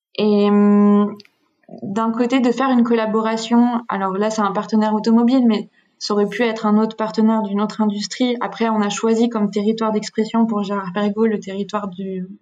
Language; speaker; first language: French; native; French